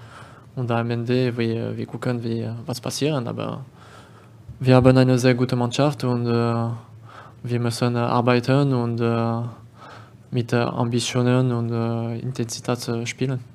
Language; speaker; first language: German; non-native, learner; French